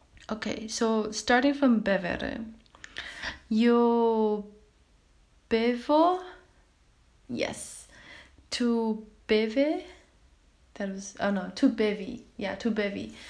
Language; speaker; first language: Italian; non-native, learner; Chinese